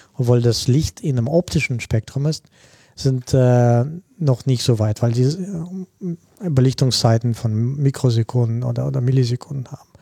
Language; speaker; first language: German; non-native, fluent; Russian